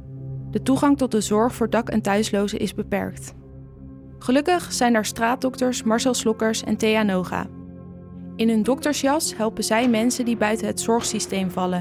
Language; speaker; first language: Dutch; native; Dutch